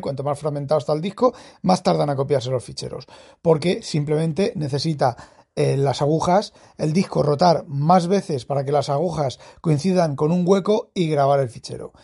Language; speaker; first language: Spanish; native; Spanish